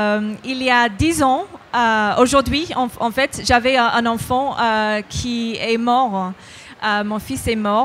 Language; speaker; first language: French; non-native, fluent; English